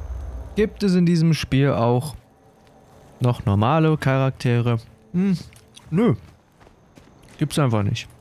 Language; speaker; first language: German; native; German